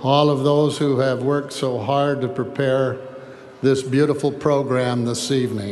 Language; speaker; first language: English; native; English